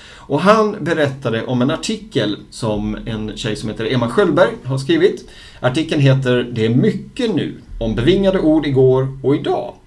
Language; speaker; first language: Swedish; native; Swedish